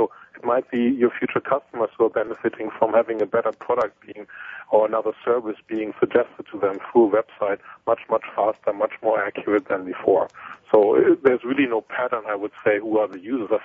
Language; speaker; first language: English; non-native, fluent; Italian